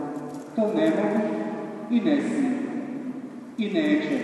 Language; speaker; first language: Serbian; native; Serbian